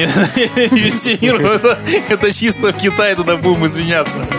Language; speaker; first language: Russian; native; Russian